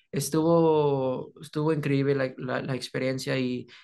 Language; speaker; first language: Spanish; early bilingual, heritage; Spanish